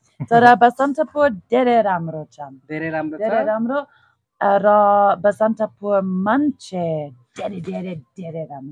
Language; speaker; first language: Nepali; non-native, learner; Dutch